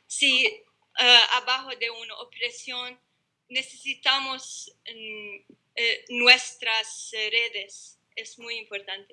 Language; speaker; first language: Spanish; non-native, learner; Arabic